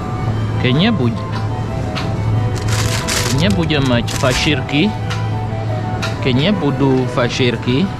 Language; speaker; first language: Slovak; non-native, learner; English